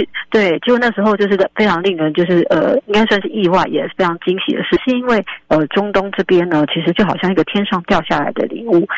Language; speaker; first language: Chinese; native; Chinese